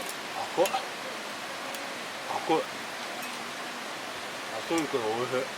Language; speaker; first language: Japanese; native; Japanese